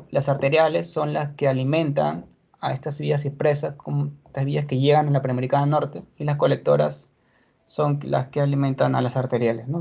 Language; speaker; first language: Spanish; native; Spanish